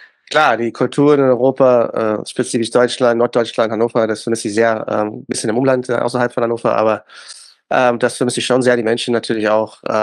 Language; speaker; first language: German; non-native, fluent; English